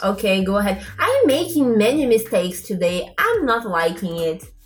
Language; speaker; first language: English; non-native, learner; Portuguese